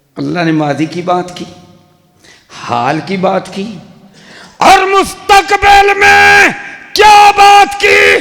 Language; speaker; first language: Urdu; non-native, local second language; Punjabi